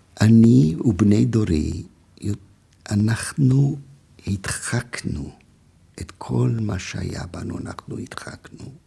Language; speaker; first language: Hebrew; non-native, fluent; German